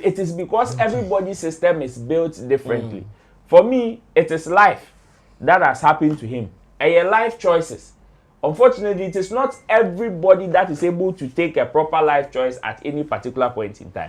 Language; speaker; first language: English; non-native, local second language; Akan